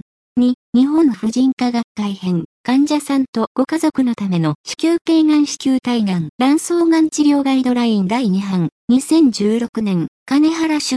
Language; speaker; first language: Japanese; native; Japanese